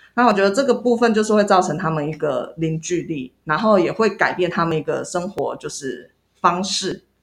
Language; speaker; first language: Chinese; native; Chinese